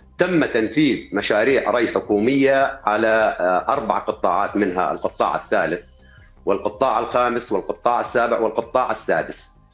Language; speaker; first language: Arabic; native; Arabic